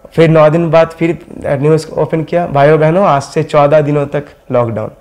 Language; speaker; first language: Hindi; non-native, local second language; Bangla